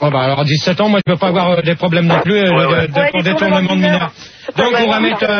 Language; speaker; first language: French; native; French